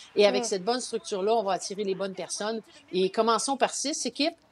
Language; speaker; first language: French; native; French